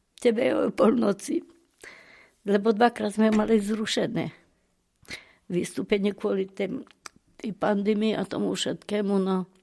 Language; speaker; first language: Slovak; non-native, local second language; Rusyn